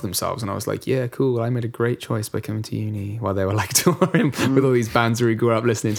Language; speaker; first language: English; native; English